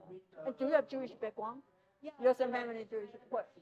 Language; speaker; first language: English; non-native, fluent; Chinese